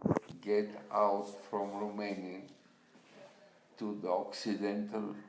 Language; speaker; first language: English; non-native, learner; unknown